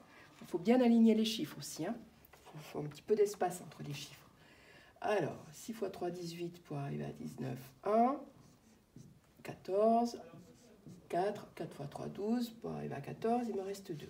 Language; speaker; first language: French; native; French